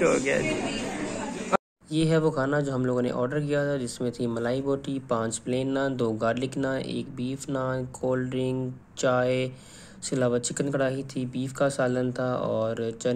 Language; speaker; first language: Urdu; non-native, local second language; Punjabi